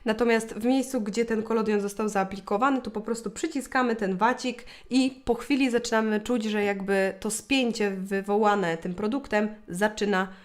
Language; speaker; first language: Polish; native; Polish